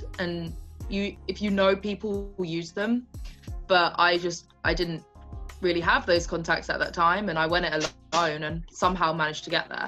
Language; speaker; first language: English; native; English